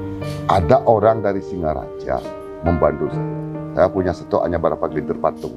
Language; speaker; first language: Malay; non-native, local second language; Balinese